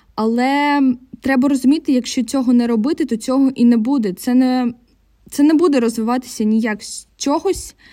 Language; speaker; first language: Ukrainian; non-native, local second language; Russian